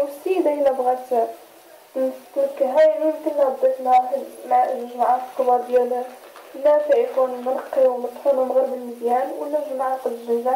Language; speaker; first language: Arabic; native; Arabic